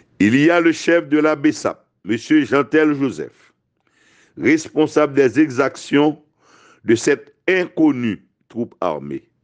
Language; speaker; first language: French; non-native, local second language; Haitian Creole